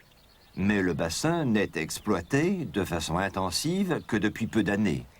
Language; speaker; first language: French; native; French